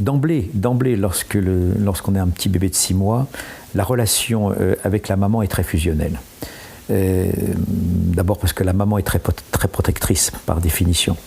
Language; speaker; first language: French; native; French